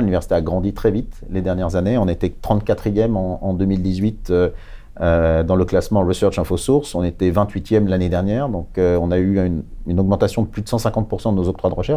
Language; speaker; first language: French; native; French